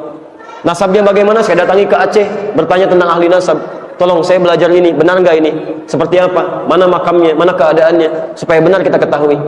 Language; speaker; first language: Indonesian; native; Indonesian